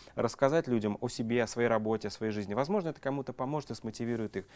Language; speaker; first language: Russian; native; Russian